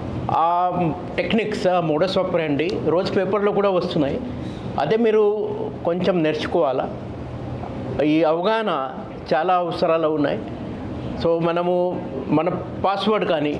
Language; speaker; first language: Telugu; non-native, fluent; Marathi